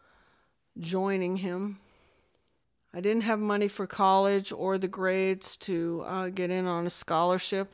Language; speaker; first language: English; native; English